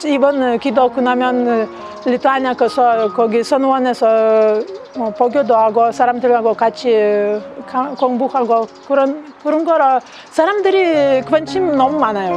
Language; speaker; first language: Korean; non-native, learner; Lithuanian